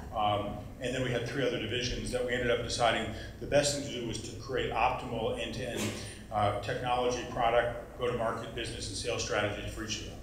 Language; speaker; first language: English; native; English